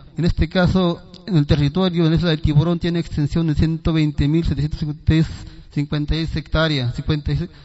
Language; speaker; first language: Spanish; non-native, local second language; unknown